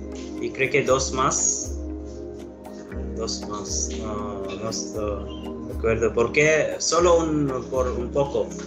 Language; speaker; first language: Spanish; non-native, learner; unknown